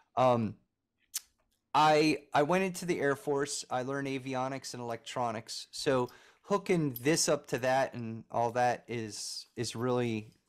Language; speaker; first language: English; native; English